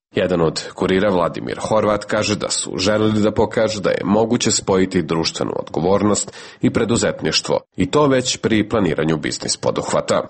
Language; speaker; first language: Serbian; native; Serbian